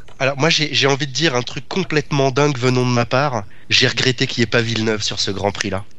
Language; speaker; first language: French; native; French